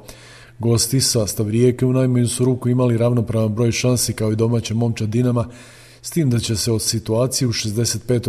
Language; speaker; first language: Bosnian; native; Bosnian